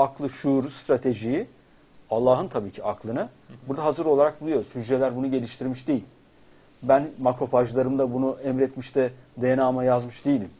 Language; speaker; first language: Turkish; native; Turkish